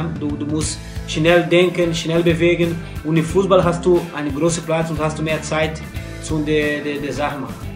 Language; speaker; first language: German; non-native, learner; Portuguese